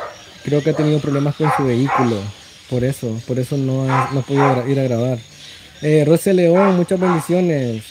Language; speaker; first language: Spanish; native; Spanish